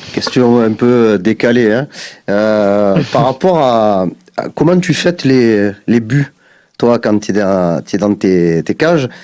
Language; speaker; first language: French; native; French